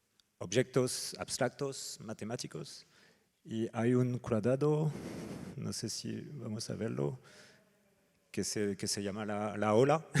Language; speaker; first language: Spanish; non-native, fluent; French